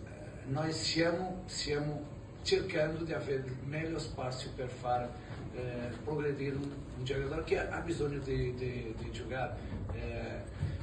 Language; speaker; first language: Italian; non-native, fluent; Portuguese